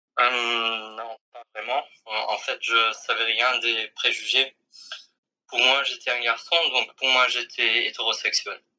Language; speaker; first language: French; non-native, fluent; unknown